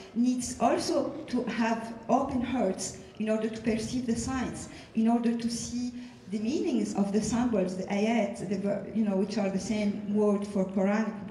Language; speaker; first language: English; non-native, fluent; French